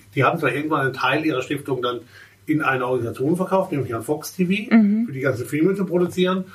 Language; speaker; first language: German; native; German